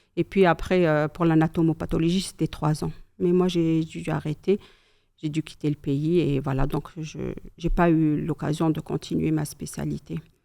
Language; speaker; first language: French; non-native, local second language; Kabyle